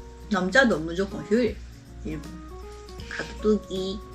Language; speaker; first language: Korean; non-native, learner; Japanese